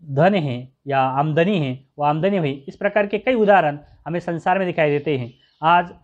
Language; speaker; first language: Hindi; non-native, local second language; Marathi